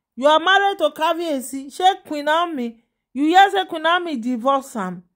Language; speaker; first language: Nigerian Pidgin; non-native, local second language; Yoruba